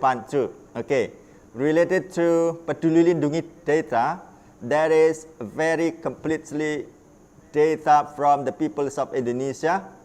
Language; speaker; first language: English; non-native, learner; Indonesian